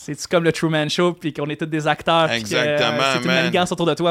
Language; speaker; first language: French; native; French